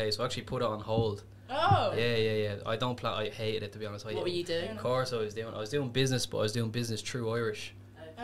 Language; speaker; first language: English; native; English